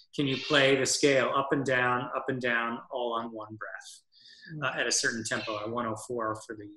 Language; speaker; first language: English; native; English